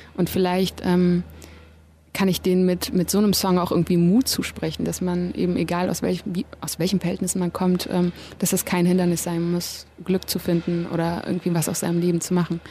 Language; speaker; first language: German; native; German